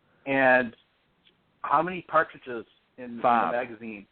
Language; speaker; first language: English; native; English